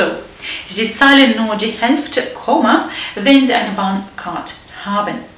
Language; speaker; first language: German; non-native, fluent; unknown